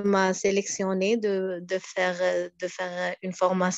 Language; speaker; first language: French; non-native, learner; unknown